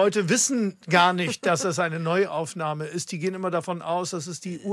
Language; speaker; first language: German; native; German